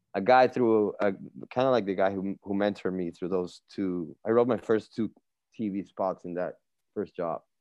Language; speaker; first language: English; non-native, fluent; Spanish